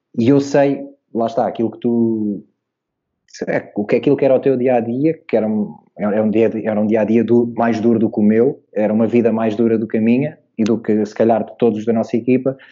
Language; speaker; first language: Portuguese; native; Portuguese